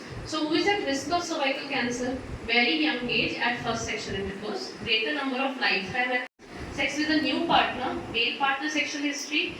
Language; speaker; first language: English; non-native, local second language; Malayalam